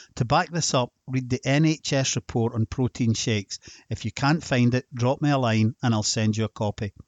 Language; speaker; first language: English; native; English